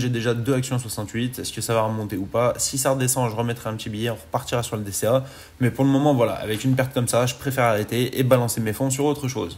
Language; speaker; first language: French; native; French